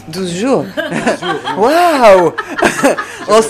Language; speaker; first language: French; native; French